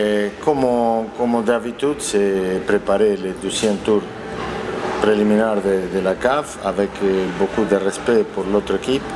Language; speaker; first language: French; non-native, fluent; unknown